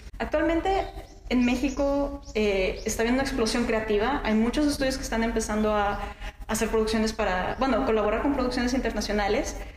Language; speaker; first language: Spanish; native; Spanish